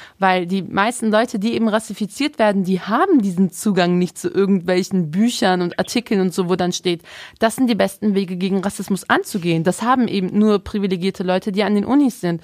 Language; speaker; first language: German; native; German